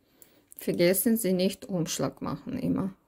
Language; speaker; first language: German; non-native, learner; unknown